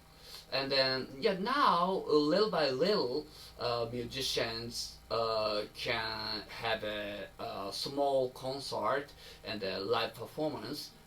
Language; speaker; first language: English; non-native, learner; Japanese